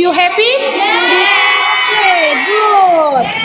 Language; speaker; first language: English; non-native, learner; Indonesian